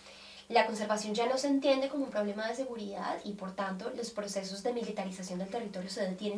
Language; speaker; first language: Spanish; native; Spanish